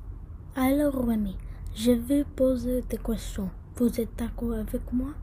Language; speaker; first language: French; non-native, learner; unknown